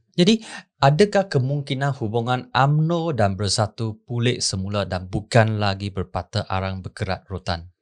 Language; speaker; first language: Malay; non-native, local second language; Chinese